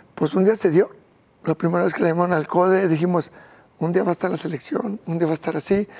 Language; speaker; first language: Spanish; native; Spanish